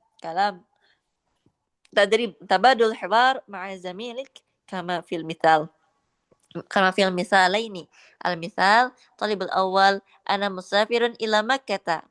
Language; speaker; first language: Arabic; non-native, learner; Indonesian